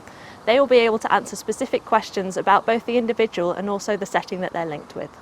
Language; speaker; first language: English; native; English